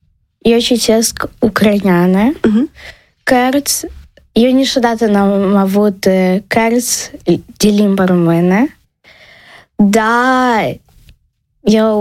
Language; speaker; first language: Romanian; non-native, local second language; Ukrainian